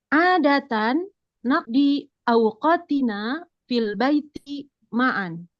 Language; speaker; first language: Arabic; non-native, learner; Indonesian